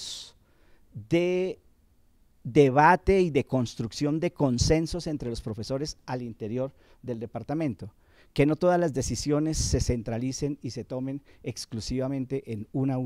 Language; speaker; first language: Spanish; native; Spanish